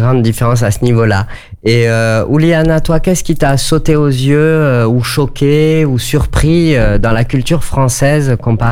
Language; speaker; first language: French; native; French